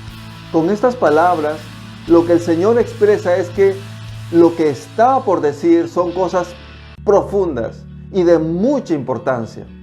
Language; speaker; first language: Spanish; native; Spanish